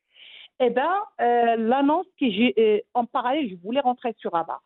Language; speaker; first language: French; non-native, local second language; Arabic